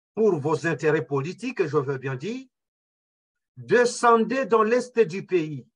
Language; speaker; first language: French; non-native, local second language; Kinyarwanda